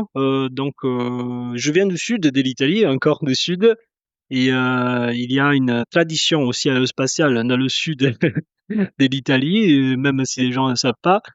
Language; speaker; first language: French; non-native, fluent; Italian